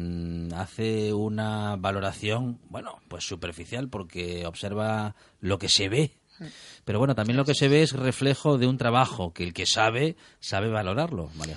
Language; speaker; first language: Spanish; native; Spanish